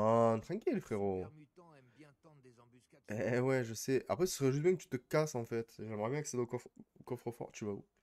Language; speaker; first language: French; native; French